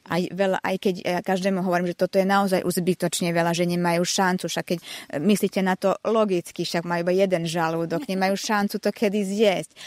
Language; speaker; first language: Slovak; non-native, local second language; Hungarian